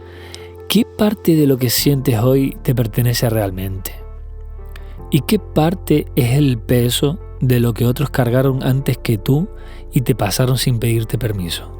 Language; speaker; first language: Spanish; native; Spanish